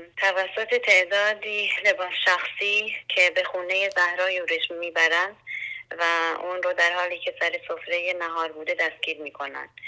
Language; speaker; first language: Persian; non-native, local second language; Central Kurdish